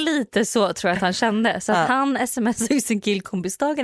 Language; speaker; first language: Swedish; native; Swedish